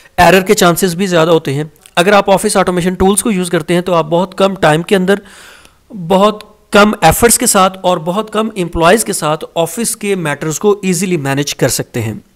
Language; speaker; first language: Hindi; native; Hindi